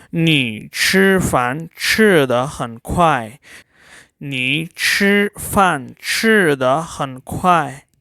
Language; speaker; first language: Chinese; non-native, fluent; Urdu